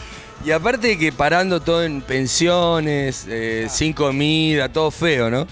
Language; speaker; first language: Spanish; native; Spanish